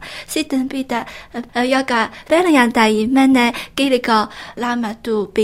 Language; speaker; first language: Finnish; non-native, learner; Chinese